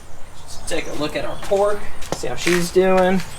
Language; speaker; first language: English; native; English